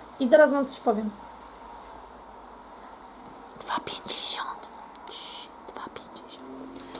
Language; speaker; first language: Polish; native; Polish